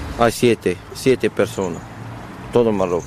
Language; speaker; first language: Spanish; non-native, learner; Arabic